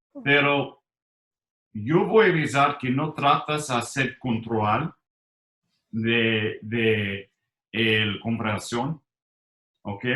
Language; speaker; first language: Spanish; non-native, learner; English